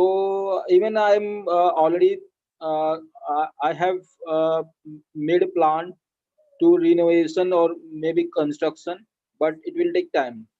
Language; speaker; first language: English; non-native, learner; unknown